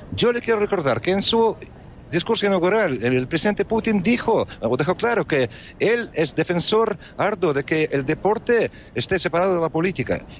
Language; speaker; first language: Spanish; non-native, fluent; Russian